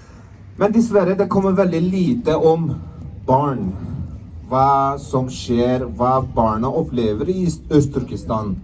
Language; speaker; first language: Norwegian; non-native, fluent; Uyghur